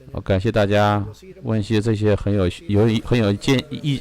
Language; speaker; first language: Chinese; native; Chinese